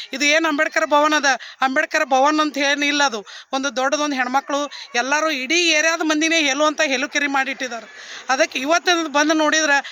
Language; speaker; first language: Kannada; native; Kannada